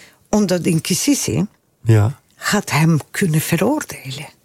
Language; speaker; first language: Dutch; non-native, fluent; Spanish